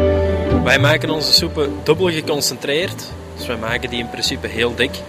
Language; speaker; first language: Dutch; native; Dutch